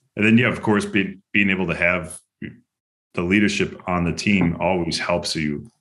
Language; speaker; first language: English; native; English